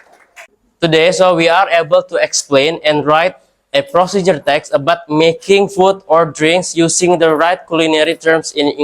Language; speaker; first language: English; non-native, fluent; Indonesian